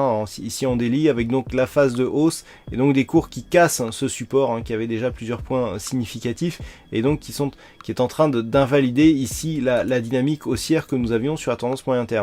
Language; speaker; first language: French; native; French